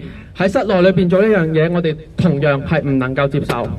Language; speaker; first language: Cantonese; native; Cantonese